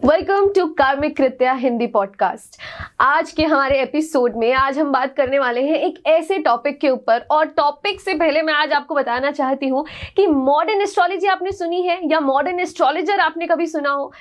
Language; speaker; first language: Hindi; native; Hindi